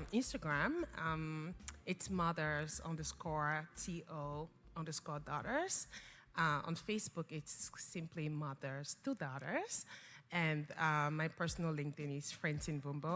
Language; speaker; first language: English; non-native, local second language; French